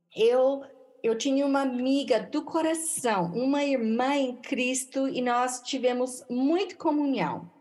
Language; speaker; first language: Portuguese; non-native, fluent; English